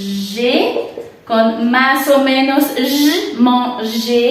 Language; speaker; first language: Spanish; non-native, fluent; French